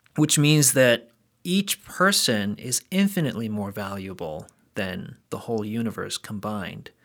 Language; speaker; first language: English; early bilingual, other home language; Korean